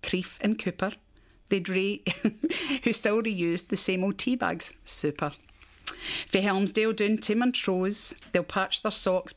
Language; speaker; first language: English; native; English